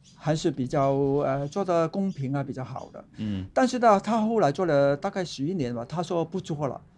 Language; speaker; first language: Chinese; native; Chinese